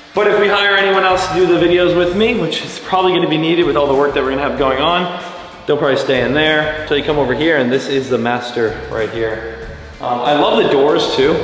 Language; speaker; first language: English; native; English